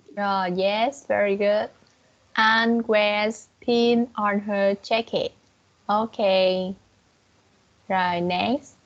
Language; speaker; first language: English; non-native, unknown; Vietnamese